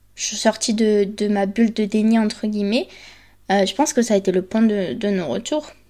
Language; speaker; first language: French; early bilingual, other home language; Spanish